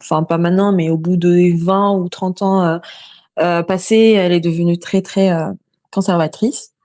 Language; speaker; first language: French; non-native, local second language; Arabic